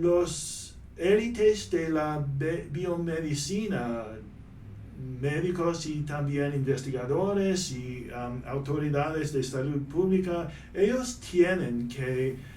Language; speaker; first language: Spanish; non-native, fluent; English